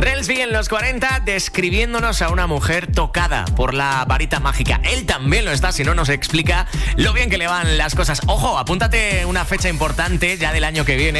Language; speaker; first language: Spanish; native; Spanish